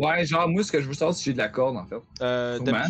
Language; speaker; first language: French; native; French